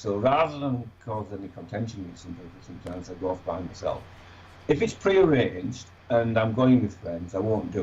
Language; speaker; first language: English; native; English